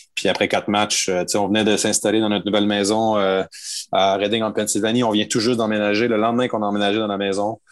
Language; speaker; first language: French; native; French